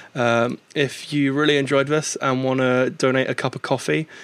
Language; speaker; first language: English; native; English